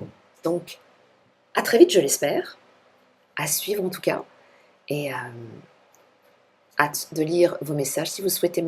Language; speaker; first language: French; native; French